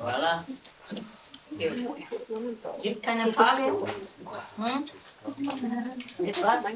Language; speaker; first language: German; non-native, learner; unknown